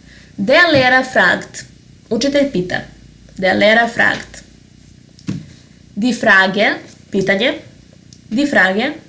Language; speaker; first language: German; non-native, fluent; Serbian